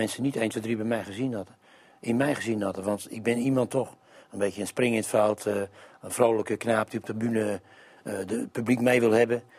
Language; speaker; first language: Dutch; native; Dutch